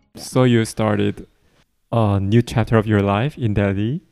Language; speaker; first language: English; non-native, fluent; Korean